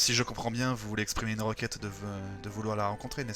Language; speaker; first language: French; native; French